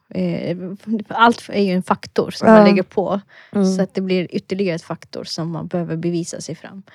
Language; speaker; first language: Swedish; early bilingual, other home language; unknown